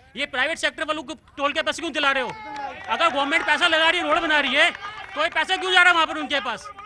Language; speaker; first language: Hindi; native; Hindi